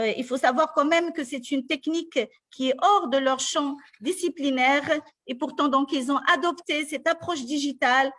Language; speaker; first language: French; non-native, local second language; Arabic